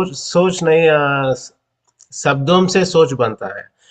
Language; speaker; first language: Hindi; non-native, local second language; Telugu